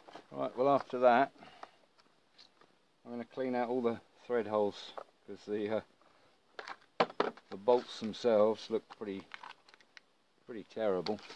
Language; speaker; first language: English; native; English